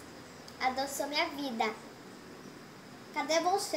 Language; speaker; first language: Portuguese; native; Portuguese